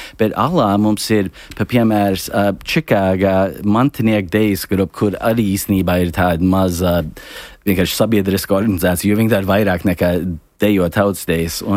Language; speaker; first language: Latvian; early bilingual, heritage; Latvian